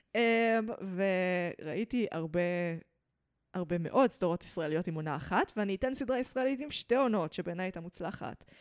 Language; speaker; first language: Hebrew; early bilingual, other home language; English